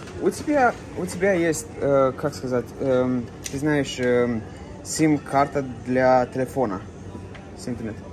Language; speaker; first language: Russian; non-native, learner; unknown